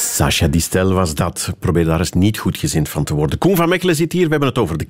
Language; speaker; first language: Dutch; native; Dutch